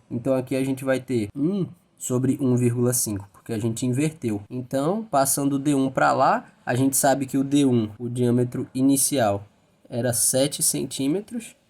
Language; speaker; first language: Portuguese; native; Portuguese